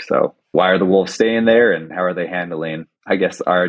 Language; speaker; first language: English; native; English